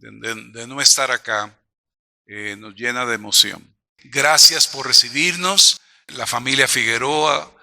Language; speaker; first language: Spanish; native; Spanish